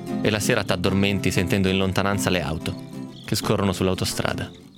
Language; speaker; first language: Italian; native; Italian